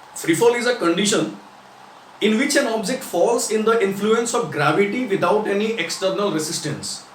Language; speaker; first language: English; non-native, local second language; Nepali